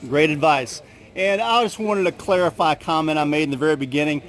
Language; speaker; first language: English; native; English